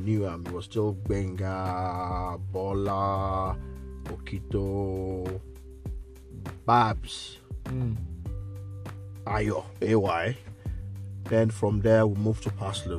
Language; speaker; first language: English; non-native, local second language; Yoruba